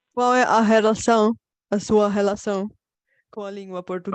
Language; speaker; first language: Portuguese; non-native, fluent; Bulgarian